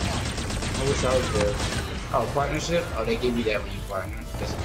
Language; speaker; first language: English; native; English